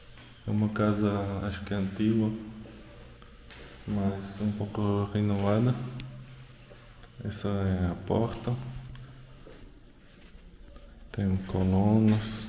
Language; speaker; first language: Portuguese; non-native, learner; Russian